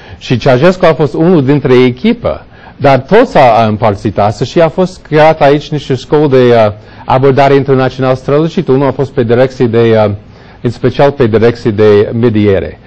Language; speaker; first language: Romanian; non-native, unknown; English